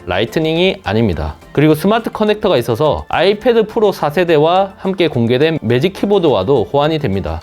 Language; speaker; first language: Korean; native; Korean